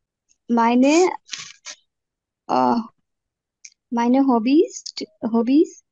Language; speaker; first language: German; non-native, learner; Bangla